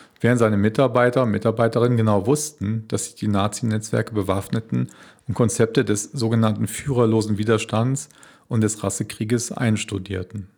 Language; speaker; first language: German; native; German